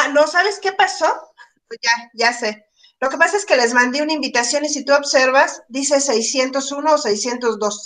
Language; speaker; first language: Spanish; native; Spanish